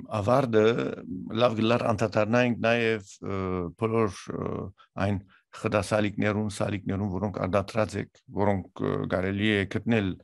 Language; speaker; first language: Armenian; early bilingual, heritage; Armenian